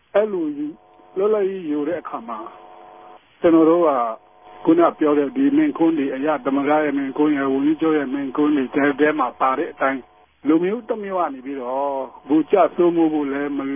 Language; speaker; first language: Burmese; non-native, local second language; Tedim Chin